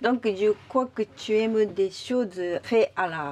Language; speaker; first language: French; non-native, learner; Japanese